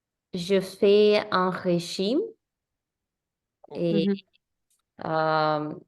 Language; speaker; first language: French; non-native, learner; Spanish